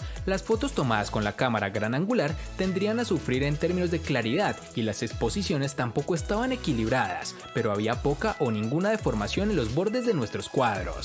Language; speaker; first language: Spanish; native; Spanish